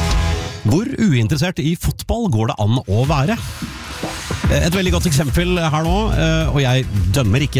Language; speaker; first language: Norwegian; native; Norwegian